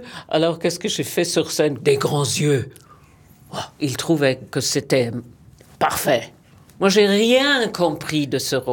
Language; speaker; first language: French; non-native, fluent; German